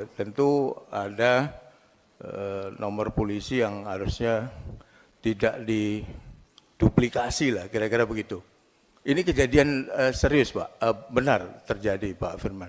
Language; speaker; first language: Indonesian; native; Indonesian